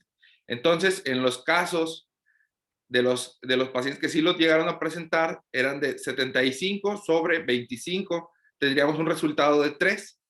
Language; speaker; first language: Spanish; native; Spanish